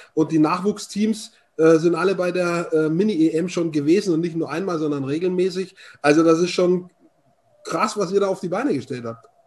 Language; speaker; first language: German; native; German